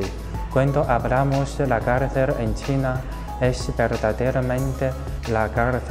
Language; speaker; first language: Spanish; non-native, local second language; Chinese